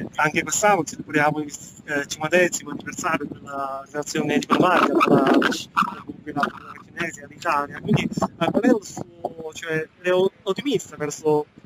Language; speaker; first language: Italian; non-native, fluent; Chinese